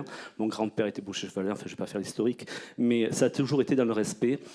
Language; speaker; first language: French; native; French